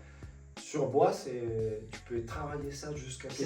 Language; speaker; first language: French; non-native, fluent; Spanish